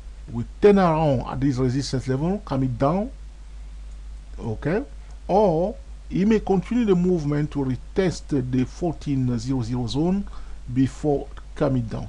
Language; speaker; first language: English; non-native, fluent; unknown